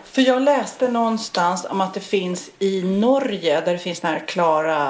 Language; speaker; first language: Swedish; native; Swedish